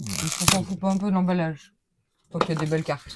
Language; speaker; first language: French; native; French